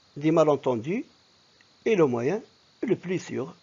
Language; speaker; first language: French; non-native, local second language; Arabic